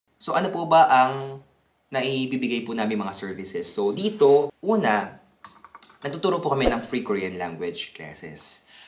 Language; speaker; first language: Filipino; early bilingual, other home language; Korean